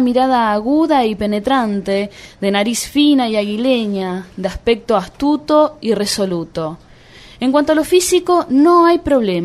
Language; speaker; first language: Spanish; native; Spanish